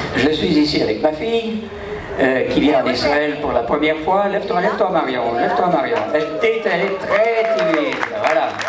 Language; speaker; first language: French; native; French